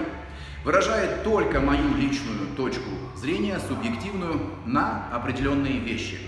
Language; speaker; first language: Russian; native; Russian